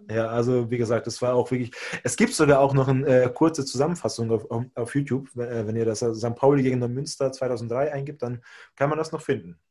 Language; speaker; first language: German; non-native, fluent; Hungarian